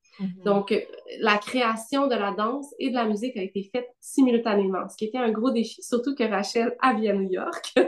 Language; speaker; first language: French; native; French